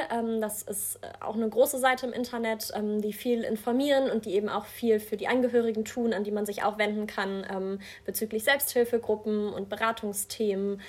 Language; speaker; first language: German; native; German